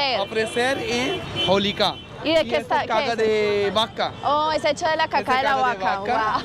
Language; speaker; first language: Spanish; native; Spanish